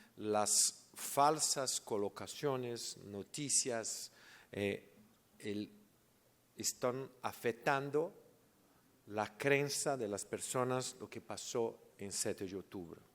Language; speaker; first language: Spanish; non-native, learner; Portuguese